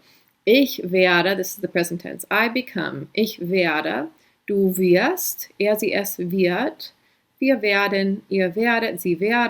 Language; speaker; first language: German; non-native, fluent; English